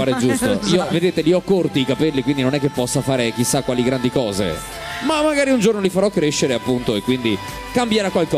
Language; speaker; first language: Italian; native; Italian